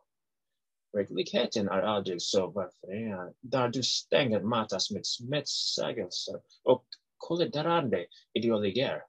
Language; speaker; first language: Swedish; non-native, learner; English